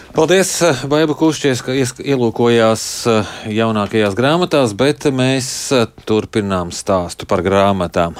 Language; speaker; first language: Latvian; native; Latvian